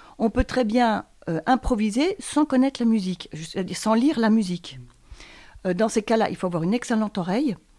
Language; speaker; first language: French; native; French